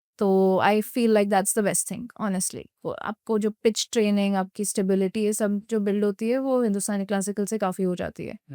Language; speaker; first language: Hindi; non-native, local second language; Gujarati